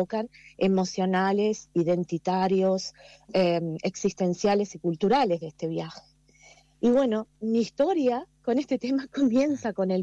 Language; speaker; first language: Spanish; native; Spanish